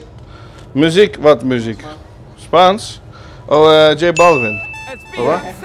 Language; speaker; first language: Dutch; non-native, learner; Spanish